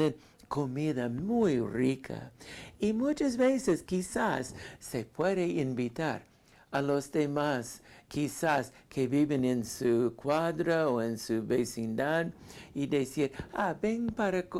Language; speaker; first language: Spanish; non-native, fluent; English